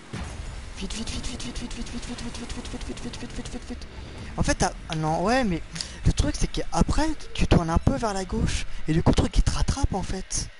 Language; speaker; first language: French; native; French